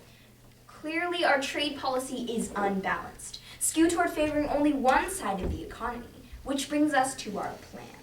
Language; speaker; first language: English; native; English